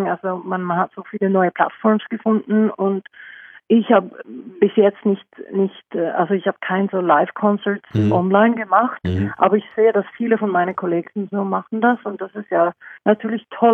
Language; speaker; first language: German; non-native, fluent; Norwegian